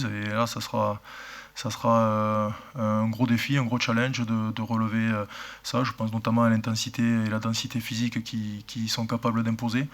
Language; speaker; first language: French; native; French